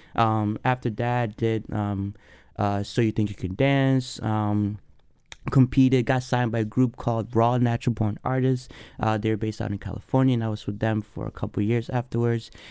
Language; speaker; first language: English; early bilingual, other home language; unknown